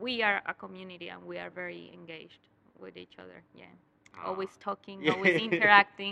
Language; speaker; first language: English; non-native, fluent; Spanish